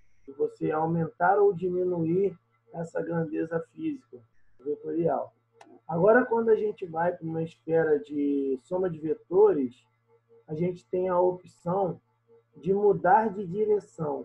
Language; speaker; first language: Portuguese; native; Portuguese